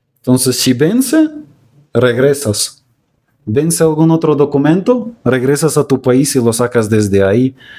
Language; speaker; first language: Spanish; non-native, fluent; Russian